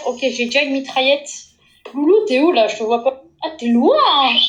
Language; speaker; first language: French; native; French